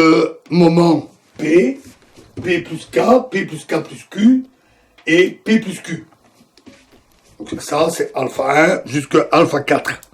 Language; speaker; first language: French; native; French